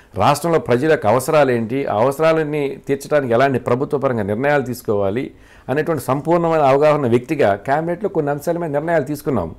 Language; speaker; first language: Telugu; native; Telugu